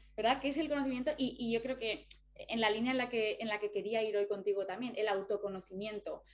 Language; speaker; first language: Spanish; native; Spanish